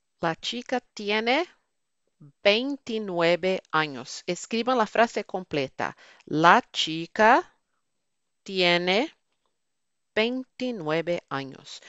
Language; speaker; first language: Spanish; non-native, fluent; Portuguese